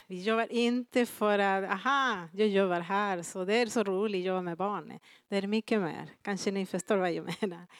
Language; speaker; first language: Swedish; non-native, fluent; Spanish